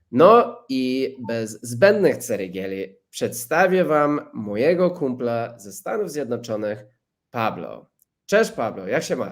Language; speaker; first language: Polish; non-native, fluent; English